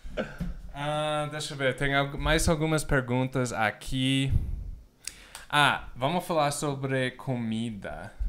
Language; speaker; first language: Portuguese; non-native, fluent; English